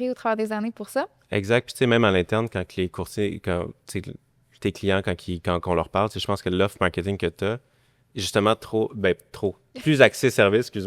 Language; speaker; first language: French; native; French